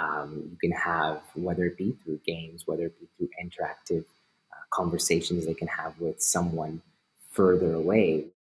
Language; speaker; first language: English; native; English